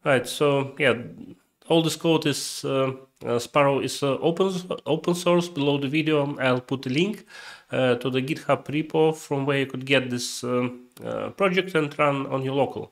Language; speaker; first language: English; non-native, fluent; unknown